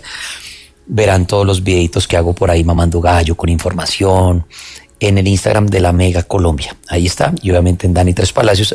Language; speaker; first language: Spanish; native; Spanish